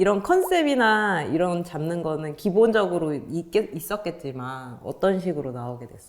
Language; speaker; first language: Korean; native; Korean